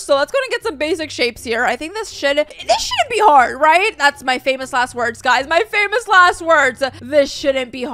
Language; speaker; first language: English; native; English